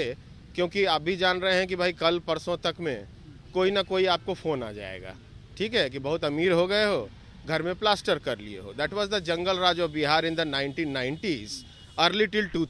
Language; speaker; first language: Hindi; native; Hindi